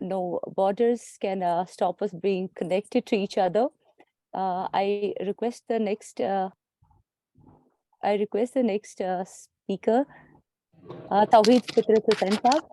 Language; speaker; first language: English; non-native, local second language; Kashmiri